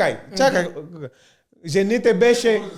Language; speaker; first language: Bulgarian; non-native, learner; Portuguese